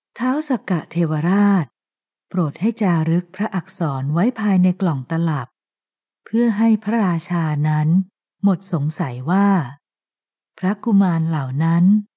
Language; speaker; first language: Thai; native; Thai